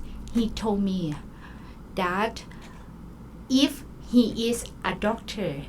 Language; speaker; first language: English; non-native, learner; Thai